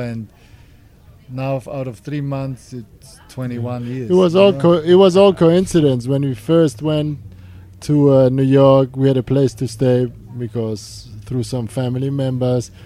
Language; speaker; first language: English; non-native, fluent; German